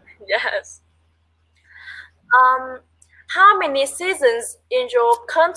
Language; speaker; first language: English; non-native, learner; Vietnamese